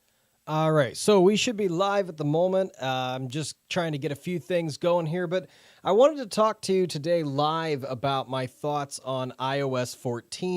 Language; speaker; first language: English; native; English